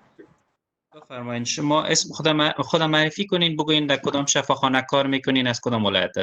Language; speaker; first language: Persian; native; Persian